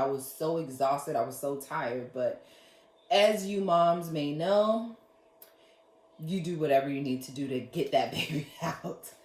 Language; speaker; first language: English; native; English